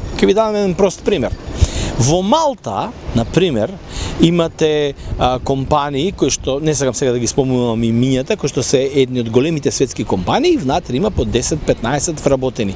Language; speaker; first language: Macedonian; native; Macedonian